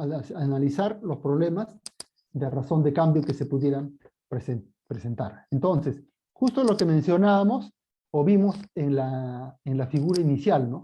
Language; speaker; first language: Spanish; native; Spanish